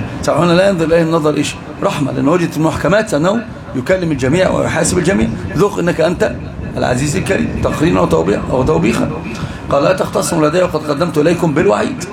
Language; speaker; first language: Arabic; native; Arabic